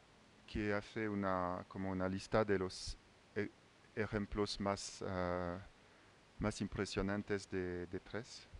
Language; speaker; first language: Spanish; non-native, fluent; French